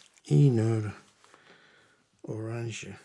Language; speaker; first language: Danish; non-native, fluent; Turkish